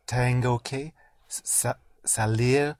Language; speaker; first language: Spanish; non-native, learner; English